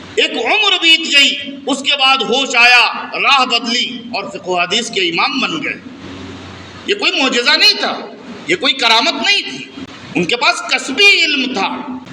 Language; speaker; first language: Urdu; native; Urdu